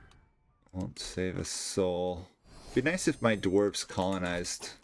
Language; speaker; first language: English; native; English